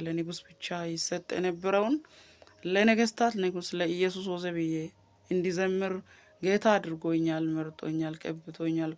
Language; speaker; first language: Amharic; non-native, local second language; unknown